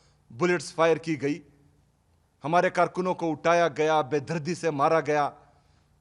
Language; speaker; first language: Urdu; non-native, local second language; Pashto